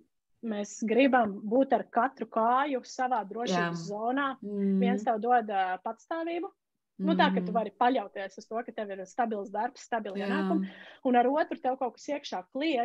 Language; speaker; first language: Latvian; native; Latvian